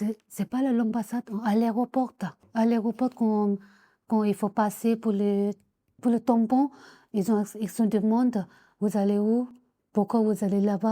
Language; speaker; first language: French; non-native, learner; Tibetan